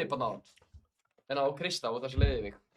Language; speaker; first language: Icelandic; native; Icelandic